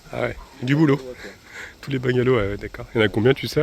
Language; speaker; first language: French; native; French